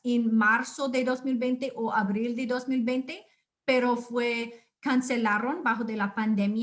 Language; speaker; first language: Spanish; non-native, fluent; English